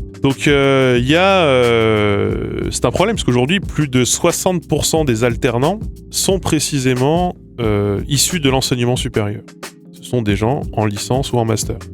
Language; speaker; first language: French; native; French